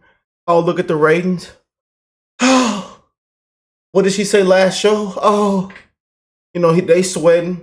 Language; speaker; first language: English; native; English